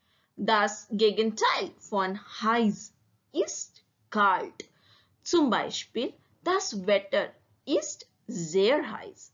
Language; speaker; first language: German; non-native, learner; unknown